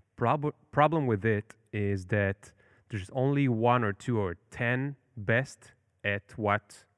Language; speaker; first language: English; non-native, fluent; Hebrew